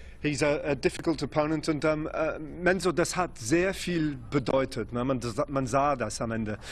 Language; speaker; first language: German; non-native, fluent; English